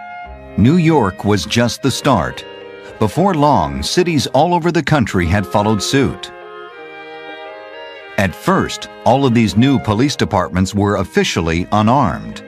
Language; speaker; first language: English; native; English